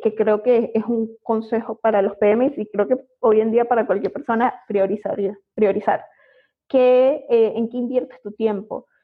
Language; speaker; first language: Spanish; native; Spanish